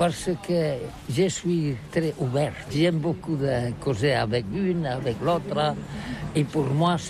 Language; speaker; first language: French; non-native, learner; Catalan